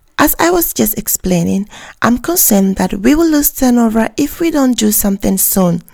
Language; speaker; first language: English; native; English